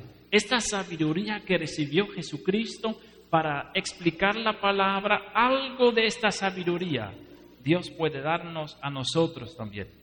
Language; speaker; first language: Spanish; non-native, fluent; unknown